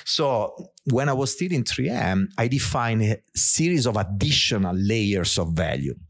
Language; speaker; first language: English; non-native, fluent; Italian